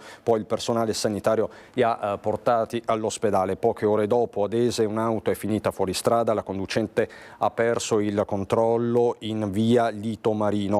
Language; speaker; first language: Italian; native; Italian